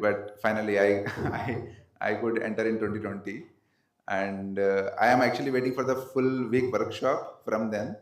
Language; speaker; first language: English; non-native, local second language; Telugu